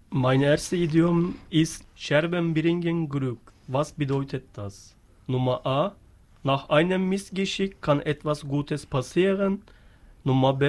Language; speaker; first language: German; non-native, learner; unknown